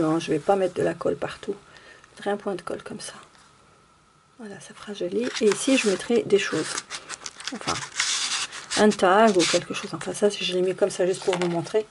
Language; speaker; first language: French; native; French